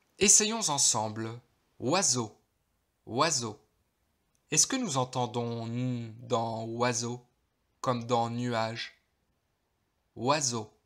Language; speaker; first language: French; non-native, local second language; Arabic